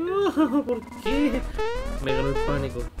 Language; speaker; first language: Spanish; native; Spanish